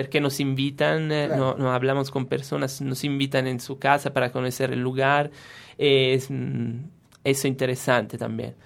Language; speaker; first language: Spanish; non-native, fluent; Italian